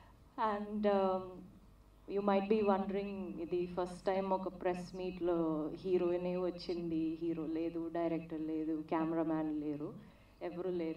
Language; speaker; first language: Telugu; non-native, learner; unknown